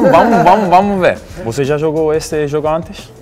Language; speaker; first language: Portuguese; non-native, learner; English